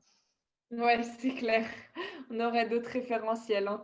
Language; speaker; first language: French; native; French